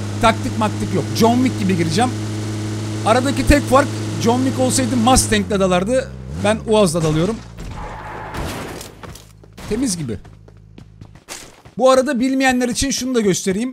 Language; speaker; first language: Turkish; native; Turkish